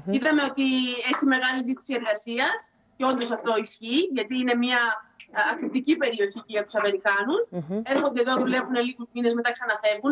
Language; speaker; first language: Greek; native; Greek